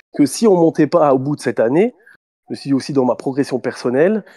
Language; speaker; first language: French; native; French